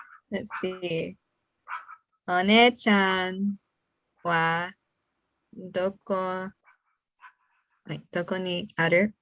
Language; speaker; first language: Japanese; non-native, learner; English